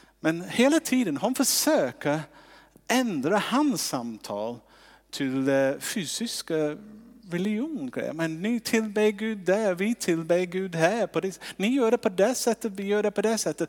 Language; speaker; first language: Swedish; non-native, fluent; English